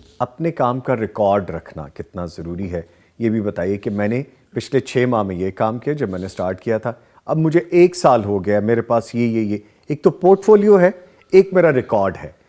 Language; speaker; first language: Urdu; native; Urdu